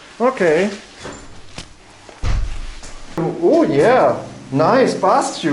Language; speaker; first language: English; non-native, learner; German